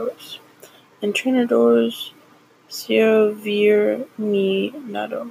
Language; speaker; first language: Spanish; non-native, learner; English